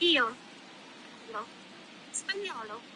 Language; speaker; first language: Italian; non-native, learner; English